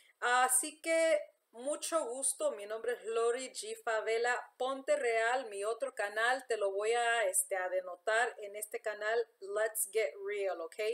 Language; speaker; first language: Spanish; early bilingual, heritage; English